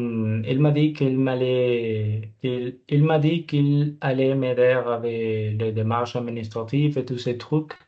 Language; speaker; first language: French; non-native, learner; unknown